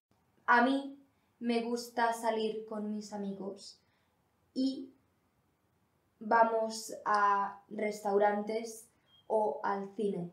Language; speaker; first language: Spanish; non-native, learner; English